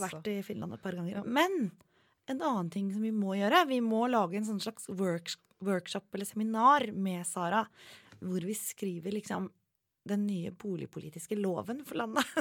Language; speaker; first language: Norwegian; native; Norwegian